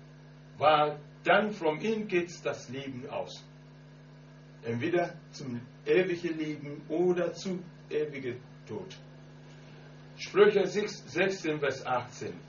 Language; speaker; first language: German; non-native, learner; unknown